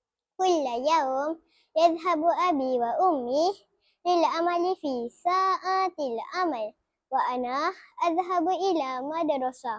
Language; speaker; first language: Arabic; non-native, learner; Malay